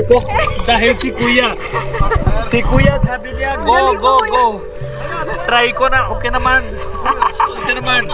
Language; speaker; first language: Filipino; non-native, learner; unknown